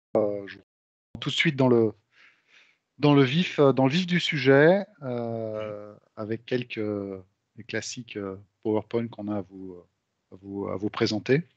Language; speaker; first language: French; native; French